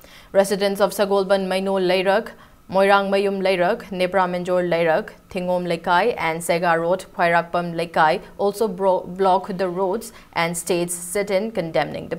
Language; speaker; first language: English; non-native, local second language; Manipuri